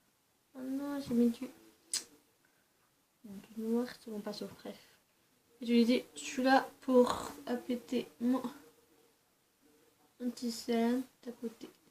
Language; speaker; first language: French; early bilingual, other home language; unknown